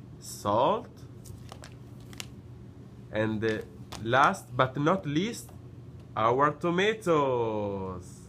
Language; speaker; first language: English; non-native, learner; Italian